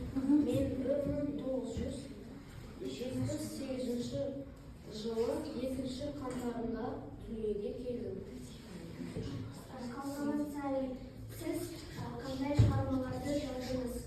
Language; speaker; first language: Kazakh; non-native, local second language; Russian